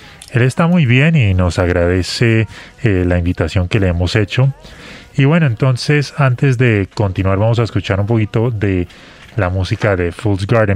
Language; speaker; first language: Spanish; native; Spanish